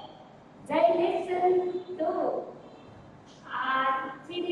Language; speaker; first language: English; non-native, learner; Vietnamese